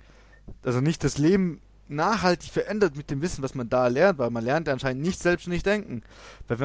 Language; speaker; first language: German; native; German